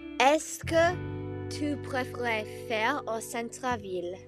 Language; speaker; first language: French; non-native, learner; English